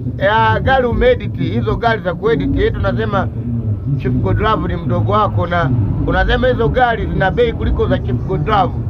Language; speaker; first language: Swahili; native; Swahili